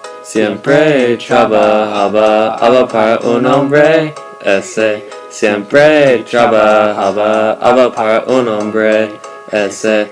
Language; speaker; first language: Spanish; non-native, learner; English